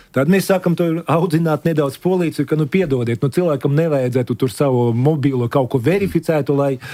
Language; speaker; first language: Latvian; non-native, local second language; Russian